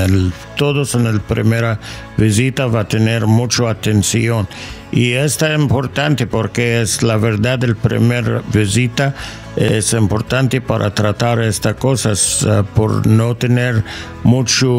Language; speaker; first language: Spanish; non-native, learner; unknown